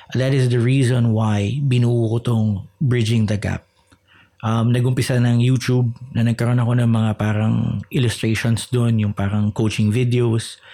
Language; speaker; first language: Filipino; native; Filipino